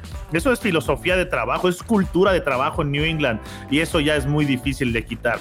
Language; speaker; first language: Spanish; native; Spanish